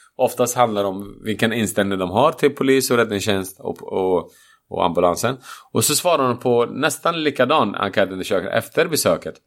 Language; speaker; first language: Swedish; non-native, fluent; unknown